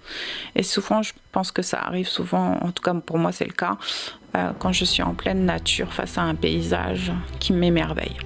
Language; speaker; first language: French; native; French